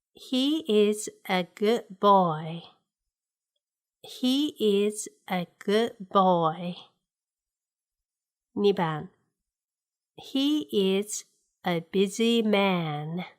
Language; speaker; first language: English; non-native, fluent; Japanese